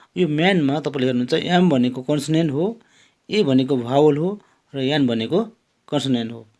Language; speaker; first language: Nepali; native; Nepali